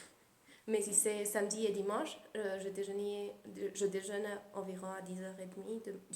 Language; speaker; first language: French; early bilingual, heritage; Spanish